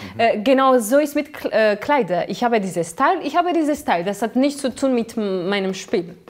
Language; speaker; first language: German; non-native, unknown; Georgian